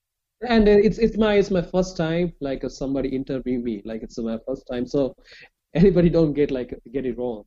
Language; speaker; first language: English; non-native, local second language; Tamil